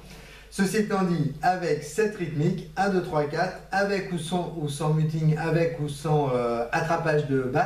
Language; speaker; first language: French; native; French